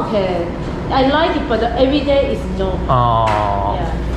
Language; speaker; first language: English; non-native, learner; Chinese